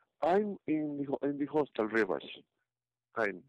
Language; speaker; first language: English; non-native, learner; Spanish